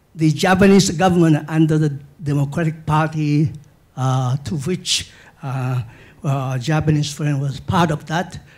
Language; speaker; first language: English; non-native, fluent; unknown